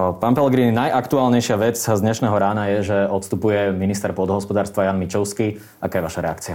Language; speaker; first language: Slovak; native; Slovak